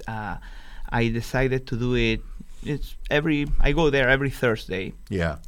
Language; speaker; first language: English; non-native, fluent; Spanish